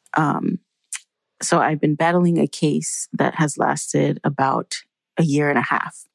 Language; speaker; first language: English; native; English